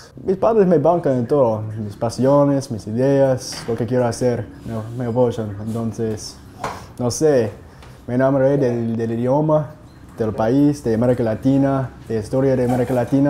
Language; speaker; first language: Spanish; non-native, fluent; English